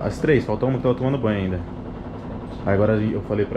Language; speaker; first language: Portuguese; native; Portuguese